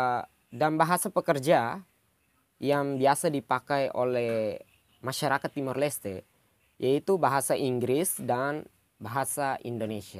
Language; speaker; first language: Indonesian; non-native, local second language; Tetum